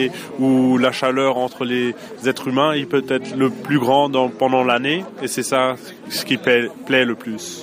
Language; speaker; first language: French; non-native, fluent; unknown